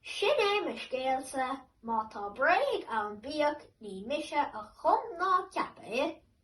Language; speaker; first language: Irish; native; Irish